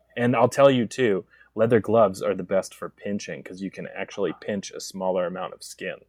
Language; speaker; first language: English; native; English